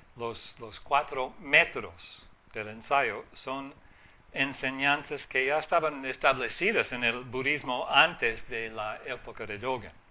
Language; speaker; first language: Spanish; non-native, fluent; English